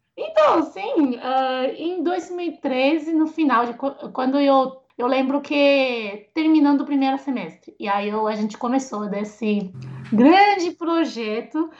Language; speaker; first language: Portuguese; non-native, fluent; Chinese